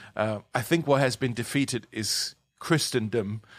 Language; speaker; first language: English; non-native, fluent; German